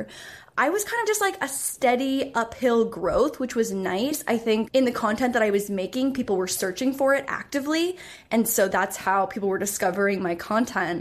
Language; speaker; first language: English; native; English